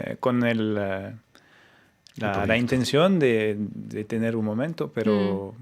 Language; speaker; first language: Spanish; non-native, fluent; French